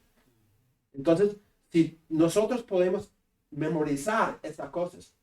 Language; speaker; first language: Spanish; non-native, fluent; English